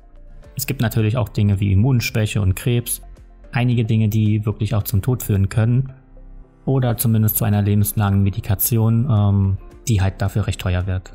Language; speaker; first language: German; native; German